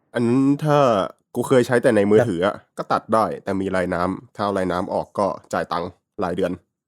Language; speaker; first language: Thai; native; Thai